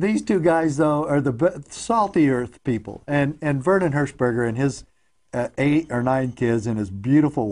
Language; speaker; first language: English; native; English